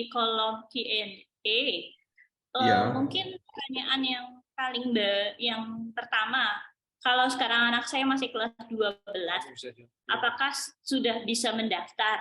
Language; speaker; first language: Indonesian; native; Indonesian